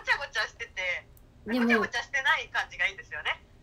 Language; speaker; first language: Japanese; native; Japanese